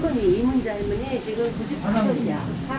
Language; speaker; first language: Korean; native; Korean